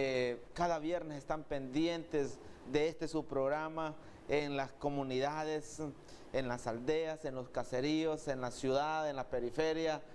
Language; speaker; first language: Spanish; native; Spanish